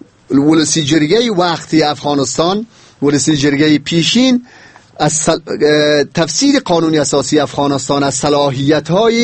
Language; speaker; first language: Persian; native; Persian